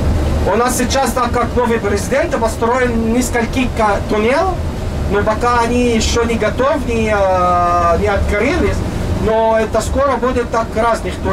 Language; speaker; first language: Russian; non-native, learner; Arabic